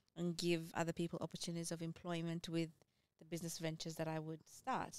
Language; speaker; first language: English; early bilingual, other home language; Amharic